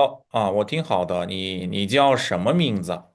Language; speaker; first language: Chinese; non-native, fluent; Uzbek